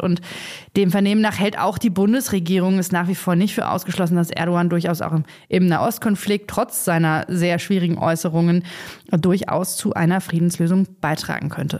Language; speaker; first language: German; native; German